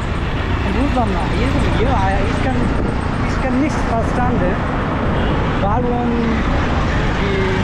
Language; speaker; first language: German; non-native, learner; Bangla